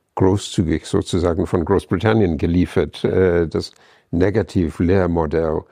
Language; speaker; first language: German; non-native, fluent; English